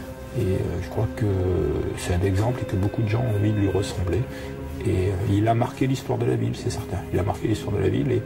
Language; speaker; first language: French; native; French